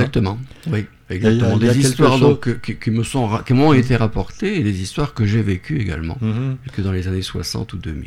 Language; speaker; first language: French; native; French